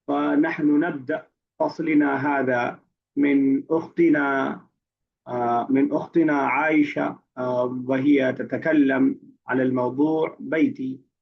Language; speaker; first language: Arabic; non-native, fluent; Urdu